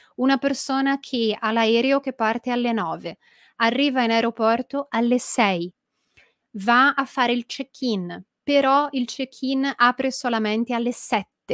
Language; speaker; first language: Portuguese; non-native, fluent; Italian